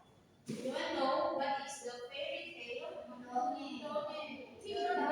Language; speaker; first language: English; non-native, learner; Indonesian